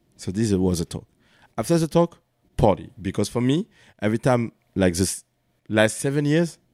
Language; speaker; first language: English; non-native, learner; French